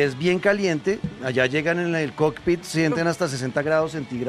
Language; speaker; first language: Spanish; native; Spanish